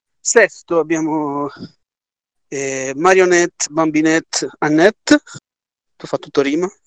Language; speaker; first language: Italian; native; Italian